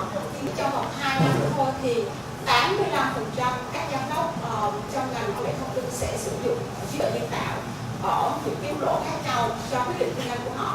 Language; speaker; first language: Vietnamese; native; Vietnamese